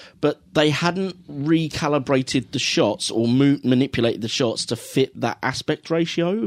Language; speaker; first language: English; native; English